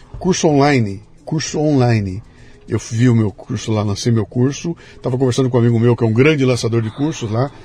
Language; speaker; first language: Portuguese; native; Portuguese